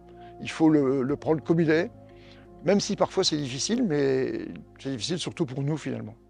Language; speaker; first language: French; native; French